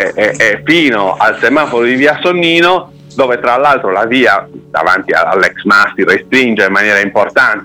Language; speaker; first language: Italian; native; Italian